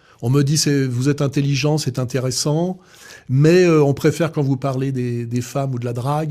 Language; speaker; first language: French; native; French